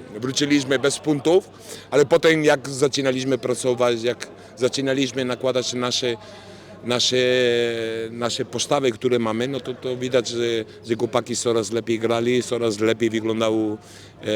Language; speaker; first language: Polish; non-native, fluent; Italian